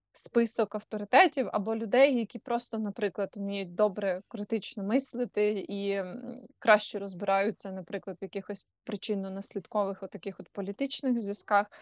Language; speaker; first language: Ukrainian; non-native, local second language; Russian